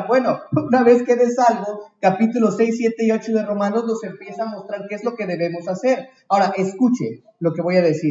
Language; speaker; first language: Spanish; native; Spanish